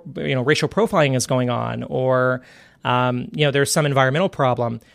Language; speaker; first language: English; native; English